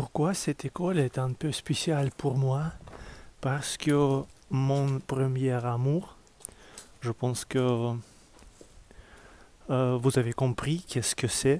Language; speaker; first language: French; non-native, learner; Russian